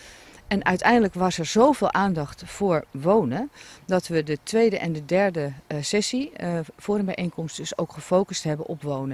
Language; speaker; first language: Dutch; native; Dutch